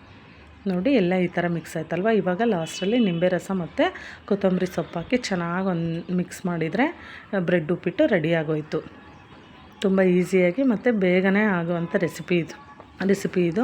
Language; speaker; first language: Kannada; native; Kannada